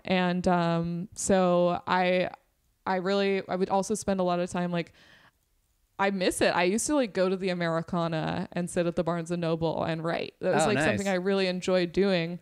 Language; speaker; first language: English; native; English